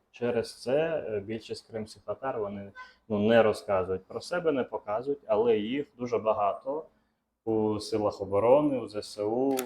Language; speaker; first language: Ukrainian; non-native, local second language; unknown